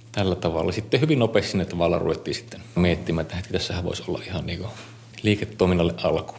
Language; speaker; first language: Finnish; native; Finnish